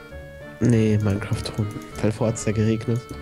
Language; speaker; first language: German; native; German